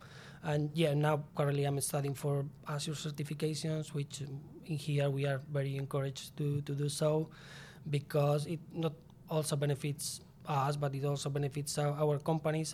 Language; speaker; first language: English; non-native, fluent; Spanish